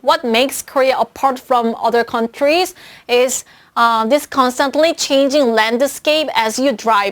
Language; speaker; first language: English; non-native, fluent; Korean